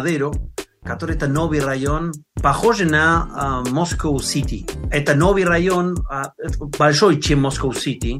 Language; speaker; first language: Russian; non-native, learner; Spanish